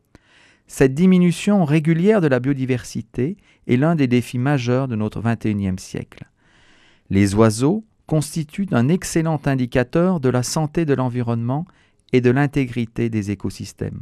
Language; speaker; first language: French; native; French